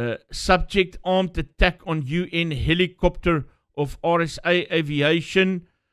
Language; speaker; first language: English; non-native, local second language; Afrikaans